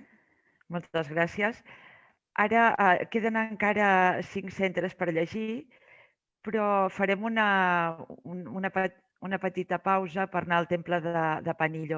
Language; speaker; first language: Catalan; native; Catalan